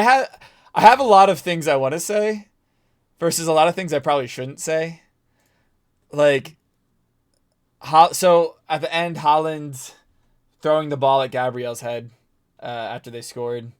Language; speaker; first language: English; native; English